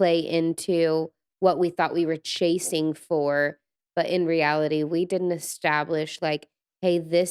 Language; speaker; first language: English; native; English